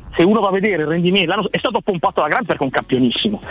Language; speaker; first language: Italian; native; Italian